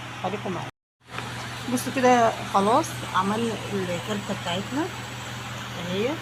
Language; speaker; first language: Arabic; native; Arabic